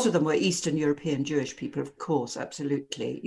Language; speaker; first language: English; native; English